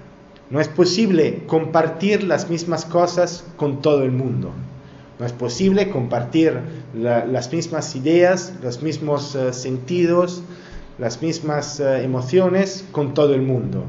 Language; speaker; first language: Spanish; non-native, learner; Italian